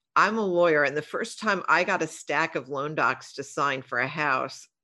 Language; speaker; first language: English; native; English